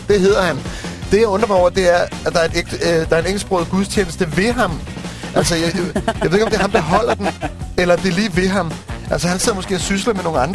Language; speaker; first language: Danish; native; Danish